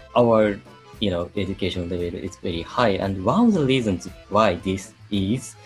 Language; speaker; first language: English; non-native, learner; Japanese